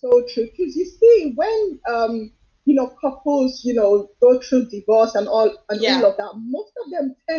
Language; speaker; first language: English; non-native, local second language; Yoruba